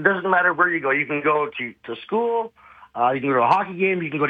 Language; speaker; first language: English; native; English